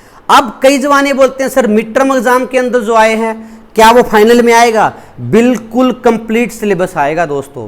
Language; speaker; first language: Hindi; native; Hindi